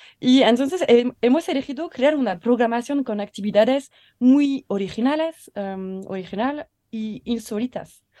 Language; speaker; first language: Spanish; non-native, learner; French